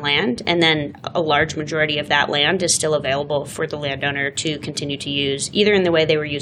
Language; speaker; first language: English; native; English